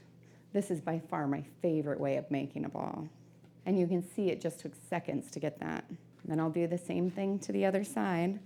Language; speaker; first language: English; native; English